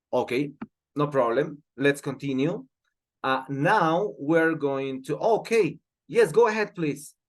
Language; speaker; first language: English; non-native, fluent; Spanish